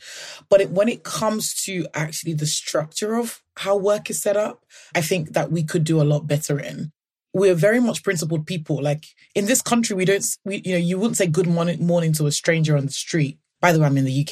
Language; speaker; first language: English; non-native, local second language; Yoruba